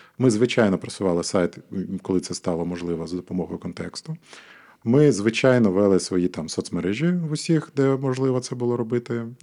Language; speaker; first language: Ukrainian; non-native, local second language; Russian